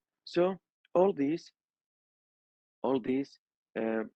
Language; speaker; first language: English; non-native, learner; Arabic